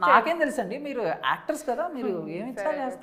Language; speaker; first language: Telugu; native; Telugu